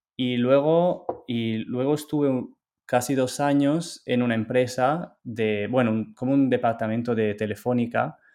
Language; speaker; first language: Spanish; non-native, fluent; Italian